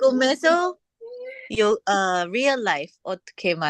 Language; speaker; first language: Korean; non-native, learner; English